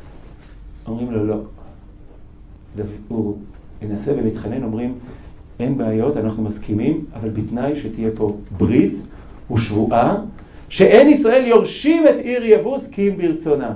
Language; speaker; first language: Hebrew; native; Hebrew